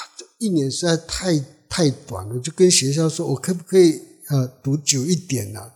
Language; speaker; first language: Chinese; non-native, local second language; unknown